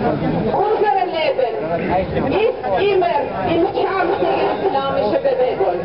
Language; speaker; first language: German; non-native, fluent; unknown